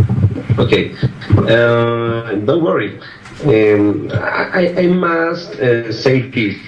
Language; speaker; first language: English; non-native, learner; Spanish